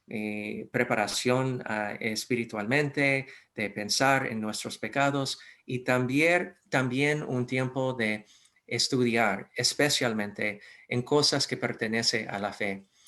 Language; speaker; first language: Spanish; non-native, fluent; English